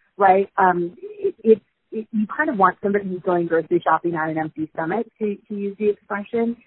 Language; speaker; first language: English; native; English